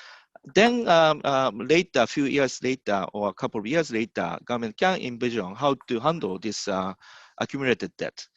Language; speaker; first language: English; non-native, fluent; Japanese